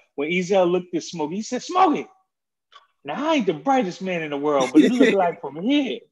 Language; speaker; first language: English; native; English